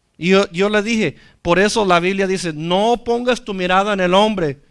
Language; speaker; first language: Spanish; non-native, fluent; English